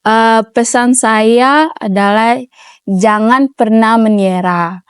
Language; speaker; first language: Indonesian; non-native, learner; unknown